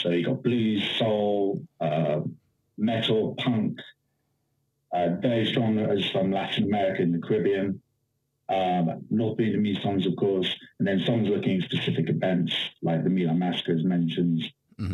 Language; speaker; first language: English; native; English